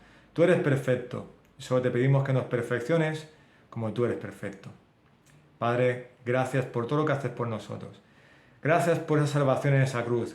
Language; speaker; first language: Spanish; native; Spanish